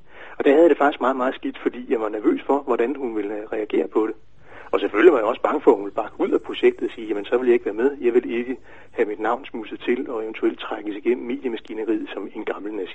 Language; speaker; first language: Danish; native; Danish